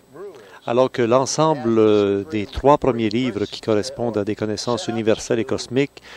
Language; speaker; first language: French; native; French